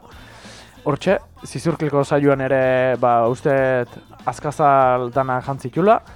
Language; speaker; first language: Basque; native; Basque